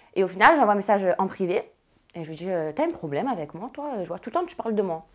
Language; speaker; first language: French; native; French